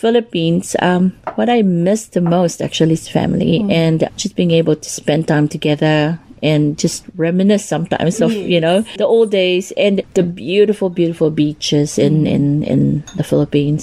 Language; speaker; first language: English; non-native, local second language; Cebuano